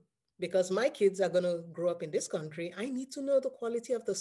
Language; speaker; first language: English; non-native, local second language; Yoruba